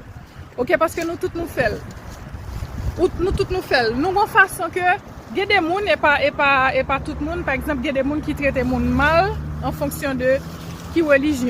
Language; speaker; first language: French; non-native, learner; Haitian Creole